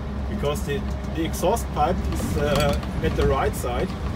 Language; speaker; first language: English; non-native, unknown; German